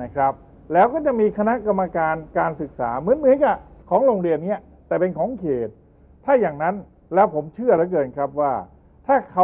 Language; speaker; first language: Thai; native; Thai